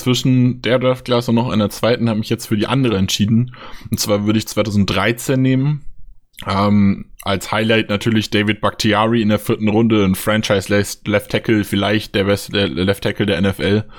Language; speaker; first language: German; native; German